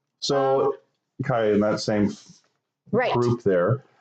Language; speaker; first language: English; native; English